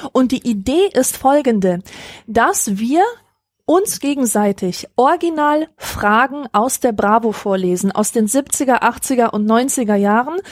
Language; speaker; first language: German; native; German